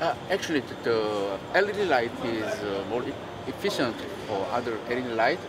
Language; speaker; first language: English; non-native, learner; Korean